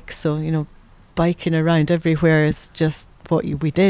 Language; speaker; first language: English; native; English